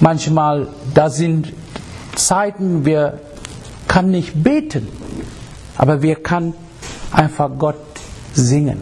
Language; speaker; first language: German; non-native, learner; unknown